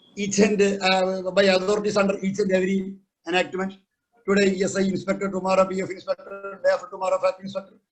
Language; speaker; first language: English; non-native, local second language; Malayalam